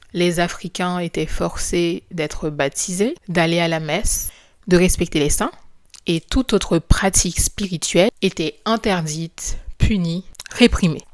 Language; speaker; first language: French; non-native, local second language; Haitian Creole